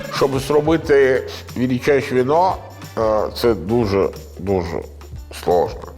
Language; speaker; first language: Ukrainian; non-native, learner; Italian